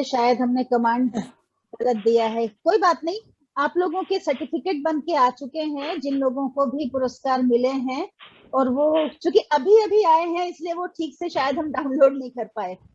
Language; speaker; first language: Hindi; native; Hindi